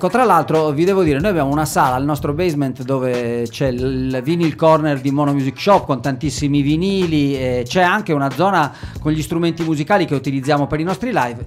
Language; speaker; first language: Italian; native; Italian